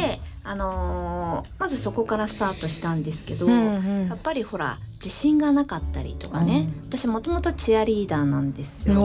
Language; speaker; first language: Japanese; native; Japanese